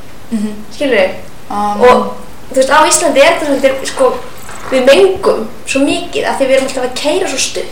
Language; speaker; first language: Icelandic; native; Icelandic